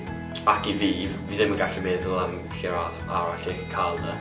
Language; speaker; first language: Welsh; non-native, local second language; English